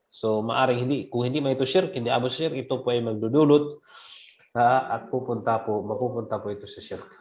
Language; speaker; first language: Filipino; non-native, local second language; Cebuano